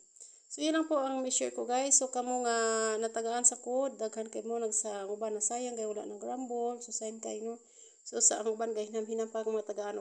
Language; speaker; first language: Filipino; non-native, local second language; Cebuano